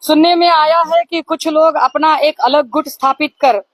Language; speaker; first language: Hindi; non-native, local second language; Marathi